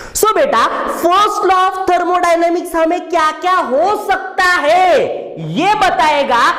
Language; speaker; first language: Hindi; non-native, local second language; Marathi